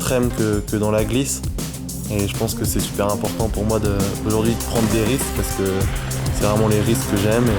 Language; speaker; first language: French; native; French